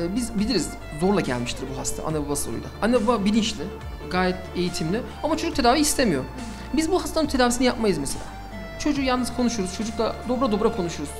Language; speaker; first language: Turkish; early bilingual, heritage; Turkish